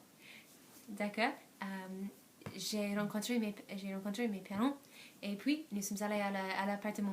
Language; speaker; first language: French; non-native, learner; English